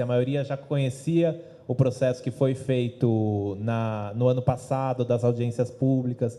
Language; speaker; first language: Portuguese; native; Portuguese